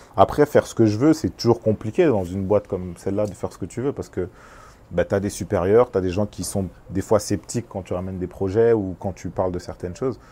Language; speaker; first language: French; early bilingual, other home language; Lingala